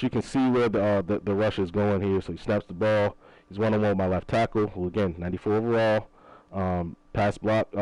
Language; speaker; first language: English; native; English